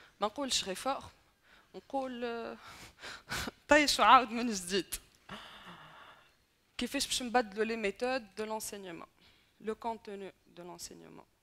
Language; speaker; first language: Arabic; native; Arabic